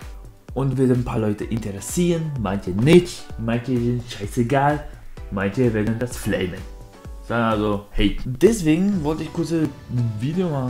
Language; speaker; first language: German; non-native, learner; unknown